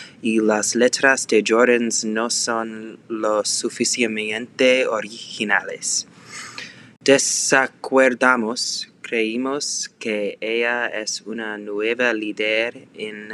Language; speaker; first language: Spanish; non-native, learner; English